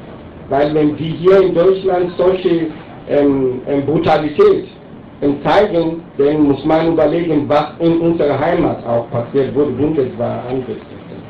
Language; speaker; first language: German; non-native, learner; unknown